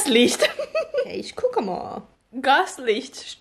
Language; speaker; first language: German; non-native, learner; English